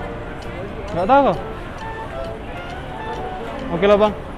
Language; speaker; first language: Indonesian; native; Indonesian